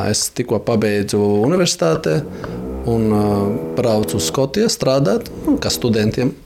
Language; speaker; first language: Latvian; non-native, fluent; Albanian